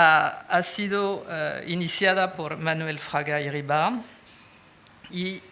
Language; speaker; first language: Spanish; non-native, fluent; French